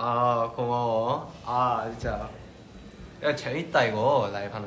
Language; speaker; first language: Korean; early bilingual, heritage; Korean